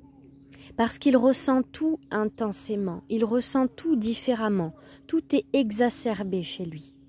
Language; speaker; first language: French; native; French